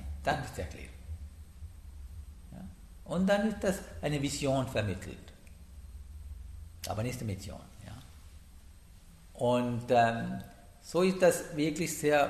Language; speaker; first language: German; non-native, learner; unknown